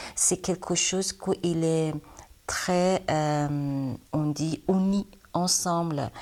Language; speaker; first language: French; non-native, learner; Persian